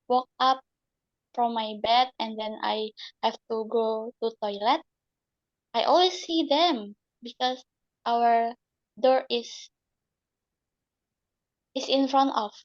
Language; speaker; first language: English; non-native, learner; Indonesian